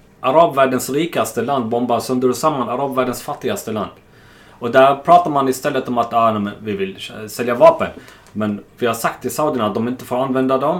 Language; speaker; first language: Swedish; non-native, fluent; Arabic